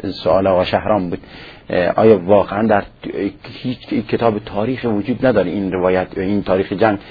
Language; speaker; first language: Persian; native; Persian